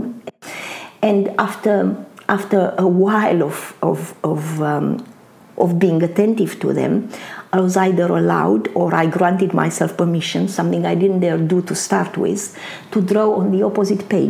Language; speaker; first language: English; non-native, fluent; Romanian